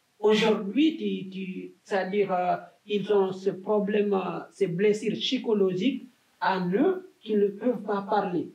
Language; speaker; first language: French; non-native, local second language; Fula